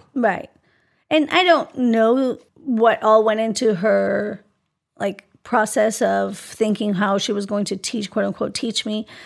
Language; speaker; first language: English; early bilingual, other home language; Spanish